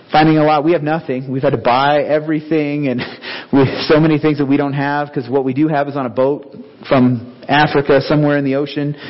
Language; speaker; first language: English; native; English